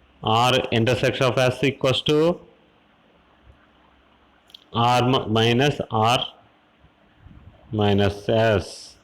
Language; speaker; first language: English; non-native, local second language; Telugu